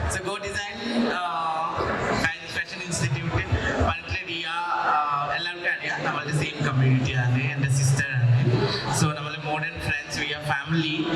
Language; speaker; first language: Malayalam; non-native, learner; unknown